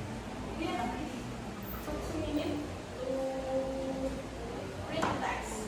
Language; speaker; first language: English; non-native, learner; Indonesian